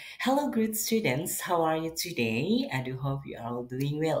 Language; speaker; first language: English; non-native, fluent; Indonesian